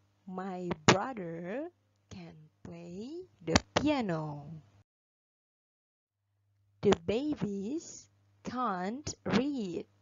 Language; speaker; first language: English; non-native, fluent; Indonesian